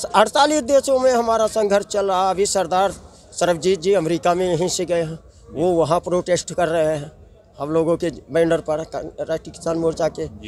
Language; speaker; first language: Hindi; native; Hindi